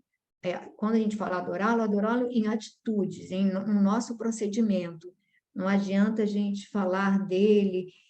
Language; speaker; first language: Portuguese; native; Portuguese